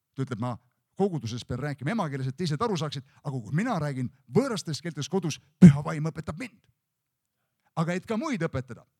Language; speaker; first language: Estonian; native; Estonian